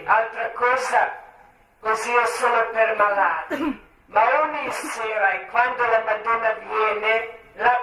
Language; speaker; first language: Italian; non-native, learner; Croatian